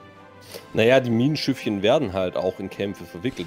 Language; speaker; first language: German; native; German